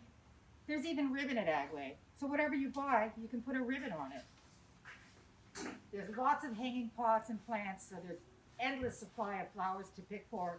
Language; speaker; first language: English; native; English